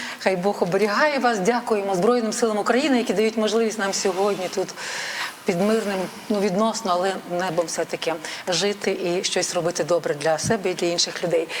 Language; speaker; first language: Ukrainian; native; Ukrainian